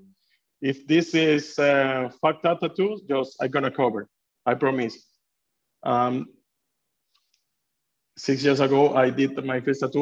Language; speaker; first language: English; non-native, fluent; Spanish